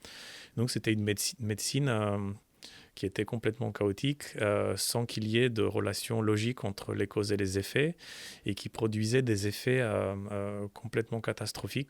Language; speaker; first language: French; native; French